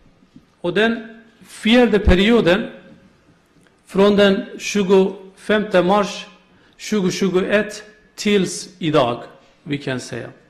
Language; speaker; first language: Swedish; non-native, learner; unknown